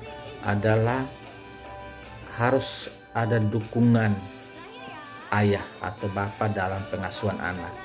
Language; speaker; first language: Indonesian; native; Indonesian